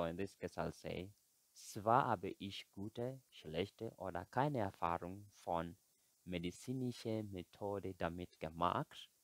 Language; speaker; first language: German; non-native, fluent; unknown